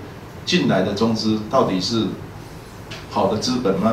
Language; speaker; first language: Chinese; native; Chinese